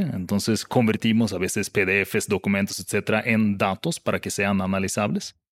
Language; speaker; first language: Spanish; non-native, fluent; Swedish